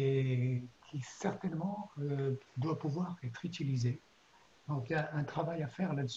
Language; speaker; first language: French; native; French